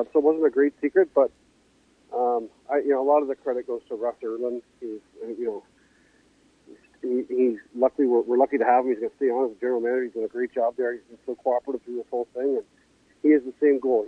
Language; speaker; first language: English; native; English